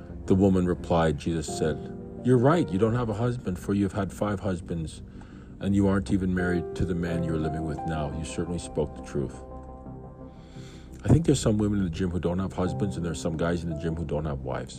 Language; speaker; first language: English; native; English